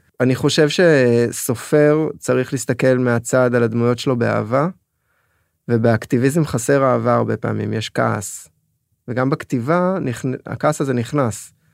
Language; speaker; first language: Hebrew; early bilingual, other home language; French